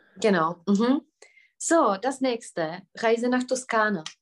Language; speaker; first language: German; non-native, fluent; Czech